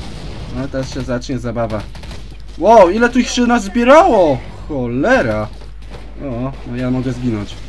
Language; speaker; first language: Polish; native; Polish